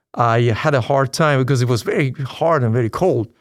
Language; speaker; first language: English; non-native, fluent; Persian